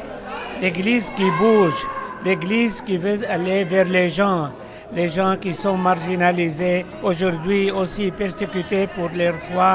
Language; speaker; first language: French; non-native, fluent; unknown